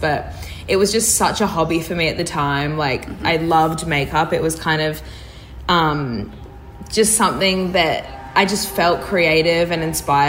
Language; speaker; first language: English; native; English